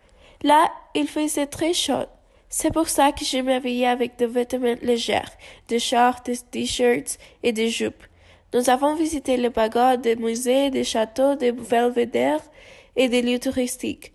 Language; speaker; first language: French; non-native, learner; Spanish